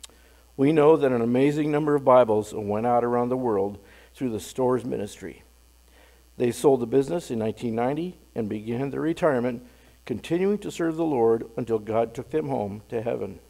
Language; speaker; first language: English; native; English